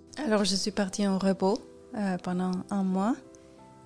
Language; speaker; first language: French; non-native, fluent; Spanish